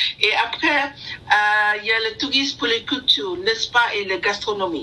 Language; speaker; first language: French; non-native, learner; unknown